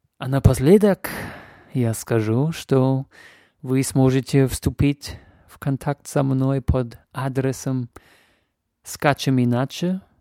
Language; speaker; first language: Russian; non-native, fluent; English